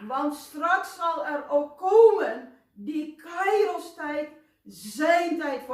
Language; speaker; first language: Dutch; non-native, fluent; Indonesian